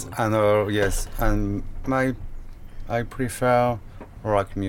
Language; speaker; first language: English; non-native, learner; French